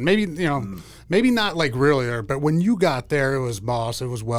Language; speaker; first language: English; native; English